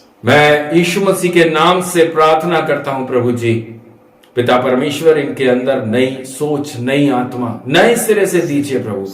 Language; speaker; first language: Hindi; native; Hindi